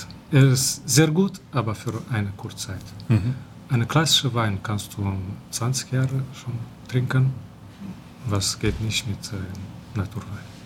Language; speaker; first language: German; non-native, local second language; Romanian